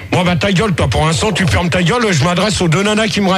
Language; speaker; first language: French; native; French